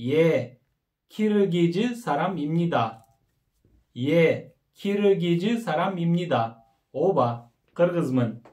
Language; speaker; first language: Korean; non-native, learner; Kyrgyz